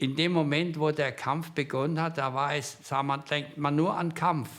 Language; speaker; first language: German; native; German